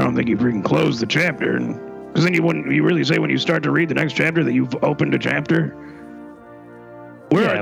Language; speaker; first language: English; native; English